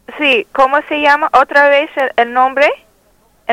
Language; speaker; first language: Spanish; non-native, learner; English